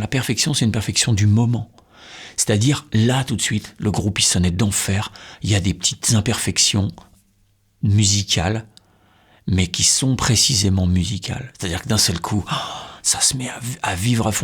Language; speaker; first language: French; native; French